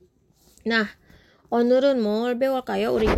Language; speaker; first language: Korean; non-native, fluent; Indonesian